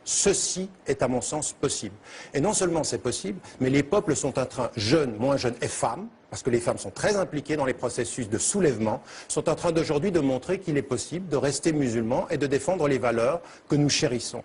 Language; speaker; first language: French; early bilingual, heritage; French